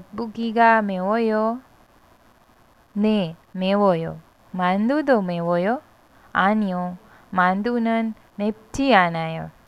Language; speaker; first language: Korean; non-native, fluent; Hindi